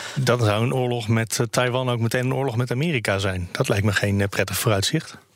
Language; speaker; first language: Dutch; native; Dutch